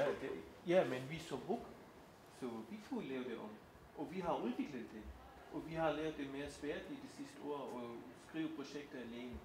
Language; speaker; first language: Danish; non-native, fluent; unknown